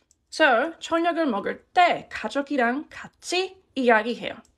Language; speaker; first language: Korean; non-native, fluent; English